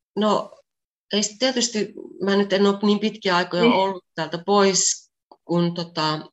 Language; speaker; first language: Finnish; native; Finnish